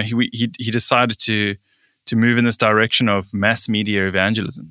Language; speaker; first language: English; native; English